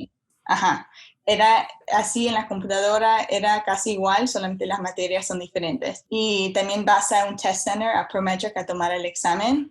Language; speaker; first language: Spanish; early bilingual, heritage; Spanish